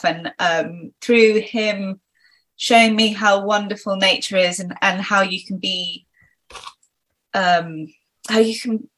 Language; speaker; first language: English; native; English